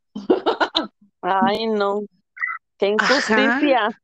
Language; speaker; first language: Spanish; early bilingual, heritage; Spanish